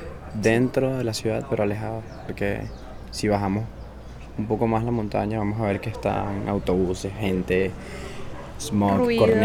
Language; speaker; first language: Spanish; native; Spanish